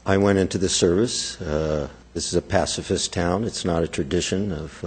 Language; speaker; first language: English; native; English